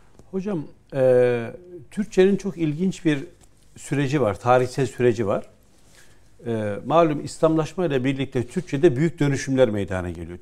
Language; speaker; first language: Turkish; native; Turkish